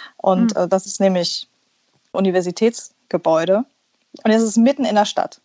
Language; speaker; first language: German; early bilingual, other home language; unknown